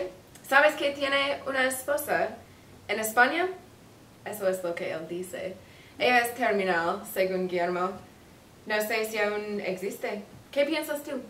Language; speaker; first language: Spanish; non-native, learner; English